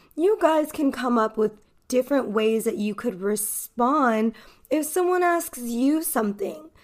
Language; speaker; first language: English; native; English